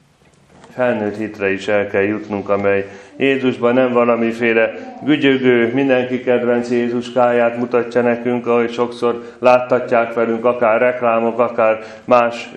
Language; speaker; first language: Hungarian; native; Hungarian